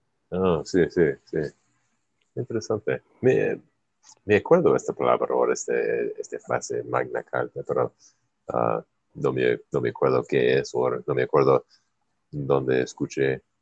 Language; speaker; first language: Spanish; non-native, learner; English